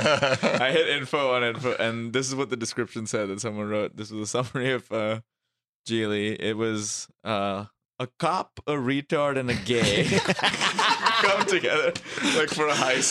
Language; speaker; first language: English; non-native, local second language; Hindi